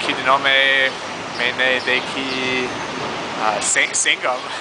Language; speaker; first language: Hindi; non-native, learner; English